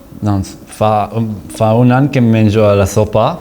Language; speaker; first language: Catalan; non-native, learner; Arabic